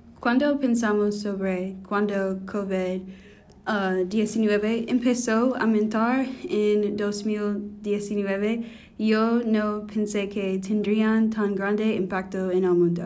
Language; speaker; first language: Spanish; non-native, learner; English